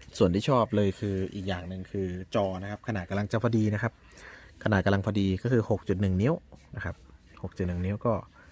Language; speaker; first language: Thai; native; Thai